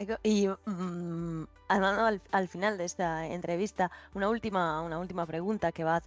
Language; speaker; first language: Spanish; non-native, fluent; Italian